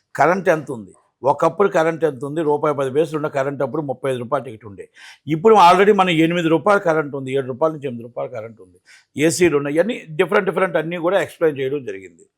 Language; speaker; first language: Telugu; native; Telugu